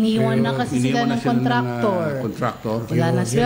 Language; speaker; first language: Filipino; native; Filipino